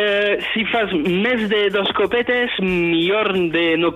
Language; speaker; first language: Catalan; non-native, fluent; French